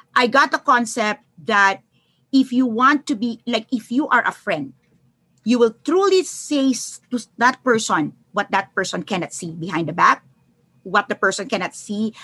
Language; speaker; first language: English; non-native, local second language; Filipino